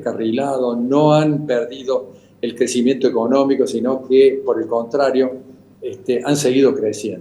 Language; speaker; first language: Spanish; native; Spanish